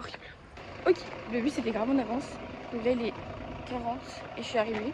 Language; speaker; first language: French; native; French